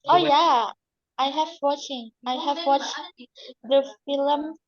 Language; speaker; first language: English; non-native, learner; Indonesian